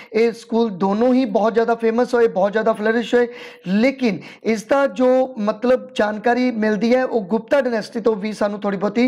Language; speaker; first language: Hindi; non-native, local second language; Punjabi